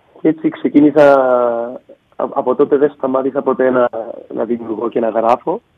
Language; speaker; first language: Greek; native; Greek